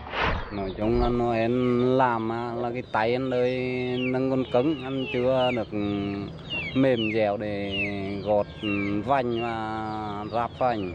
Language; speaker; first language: Vietnamese; native; Vietnamese